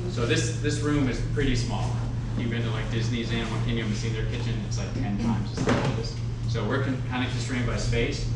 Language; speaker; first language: English; native; English